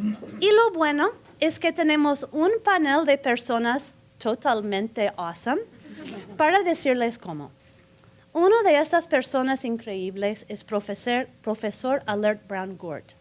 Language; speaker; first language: Spanish; non-native, fluent; English